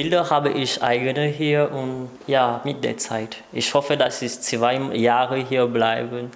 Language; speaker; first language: German; non-native, learner; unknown